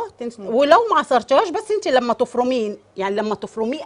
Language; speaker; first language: Arabic; native; Arabic